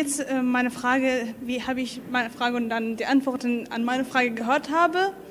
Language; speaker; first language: German; non-native, learner; Arabic